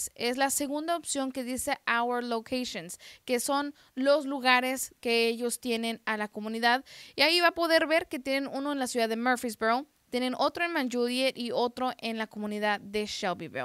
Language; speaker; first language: Spanish; native; Spanish